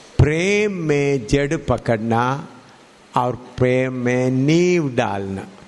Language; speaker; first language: Hindi; non-native, local second language; Malayalam